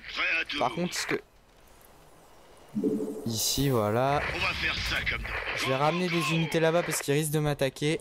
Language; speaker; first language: French; native; French